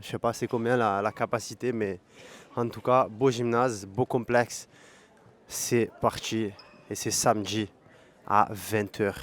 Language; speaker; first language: French; native; French